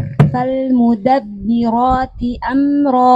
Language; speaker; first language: Arabic; non-native, learner; Indonesian